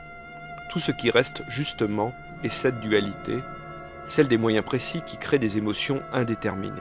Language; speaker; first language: French; native; French